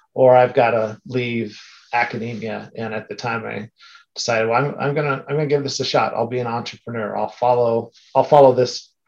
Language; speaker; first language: English; native; English